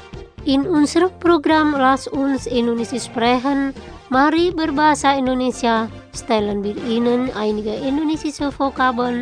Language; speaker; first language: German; non-native, fluent; Indonesian